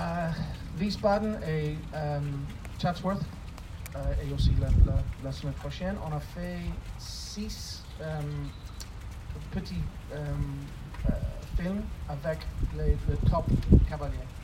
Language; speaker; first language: French; non-native, fluent; English